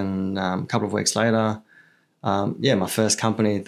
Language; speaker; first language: English; early bilingual, other home language; Chinese